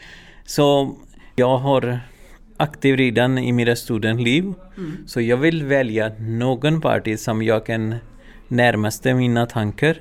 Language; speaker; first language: Swedish; non-native, learner; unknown